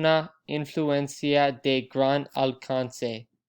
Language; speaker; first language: Spanish; non-native, learner; English